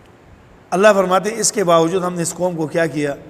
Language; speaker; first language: Urdu; native; Urdu